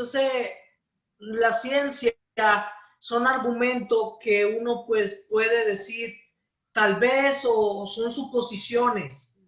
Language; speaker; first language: Spanish; native; Spanish